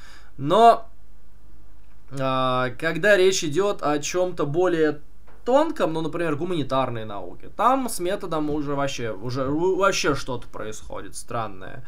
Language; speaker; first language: Russian; native; Russian